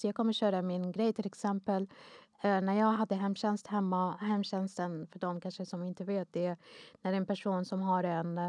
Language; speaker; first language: Swedish; non-native, fluent; Arabic